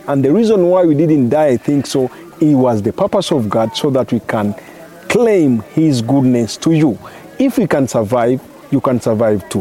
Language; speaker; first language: English; non-native, local second language; Kinyarwanda